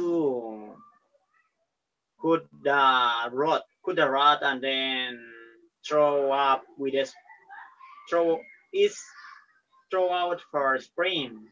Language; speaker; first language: English; non-native, learner; Spanish